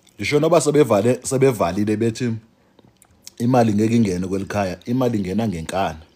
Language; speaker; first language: Zulu; non-native, local second language; Xhosa